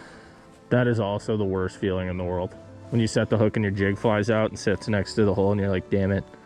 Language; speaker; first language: English; native; English